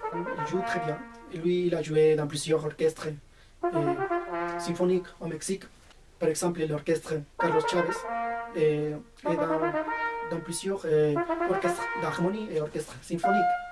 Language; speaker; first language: French; non-native, fluent; Spanish